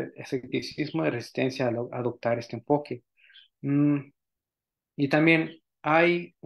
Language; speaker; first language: Spanish; native; Spanish